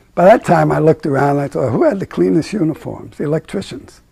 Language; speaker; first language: English; native; English